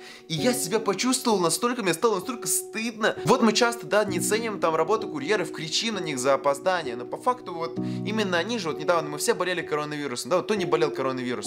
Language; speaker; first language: Russian; native; Russian